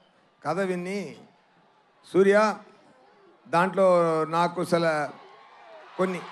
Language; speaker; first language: Telugu; non-native, learner; Tamil